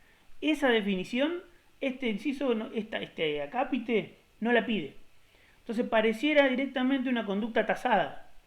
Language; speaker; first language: Spanish; native; Spanish